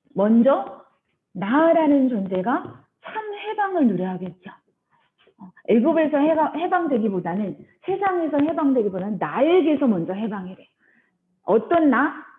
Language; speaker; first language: Korean; early bilingual, heritage; Korean